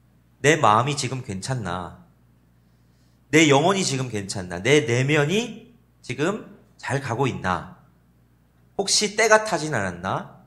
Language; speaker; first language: Korean; native; Korean